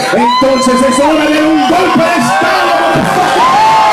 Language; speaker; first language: Spanish; early bilingual, heritage; Spanish